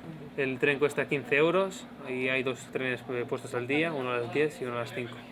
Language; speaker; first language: Spanish; native; Spanish